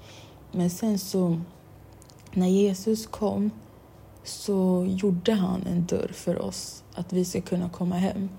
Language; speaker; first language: Swedish; non-native, local second language; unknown